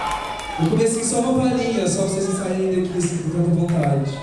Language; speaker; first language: Portuguese; native; Portuguese